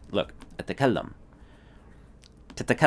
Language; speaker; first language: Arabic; non-native, fluent; English